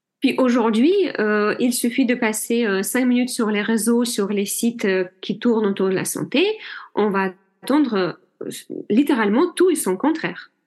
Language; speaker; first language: French; non-native, fluent; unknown